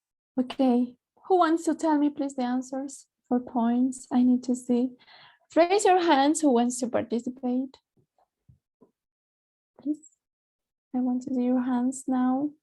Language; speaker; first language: English; non-native, fluent; Spanish